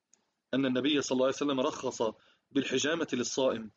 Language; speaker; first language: Arabic; native; Arabic